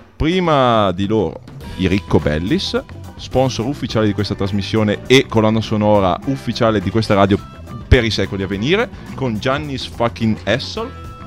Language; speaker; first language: Italian; native; Italian